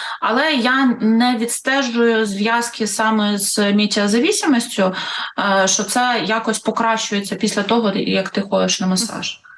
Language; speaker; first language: Ukrainian; non-native, local second language; Russian